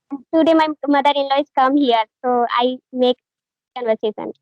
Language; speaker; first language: English; non-native, learner; Hindi